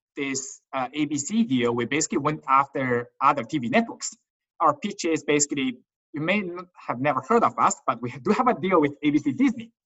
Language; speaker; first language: English; non-native, fluent; Chinese